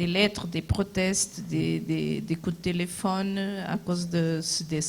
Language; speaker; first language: French; non-native, fluent; Portuguese